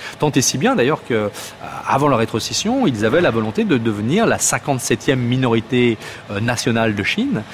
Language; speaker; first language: French; native; French